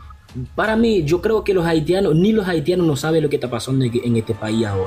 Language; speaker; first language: Spanish; non-native, local second language; Haitian Creole